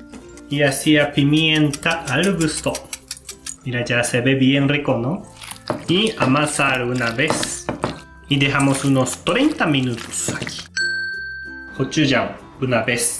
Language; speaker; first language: Spanish; non-native, learner; Japanese